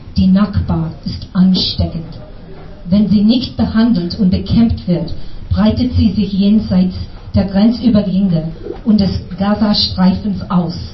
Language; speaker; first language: German; non-native, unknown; English